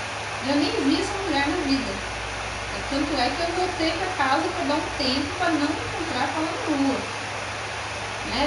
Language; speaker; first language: Portuguese; native; Portuguese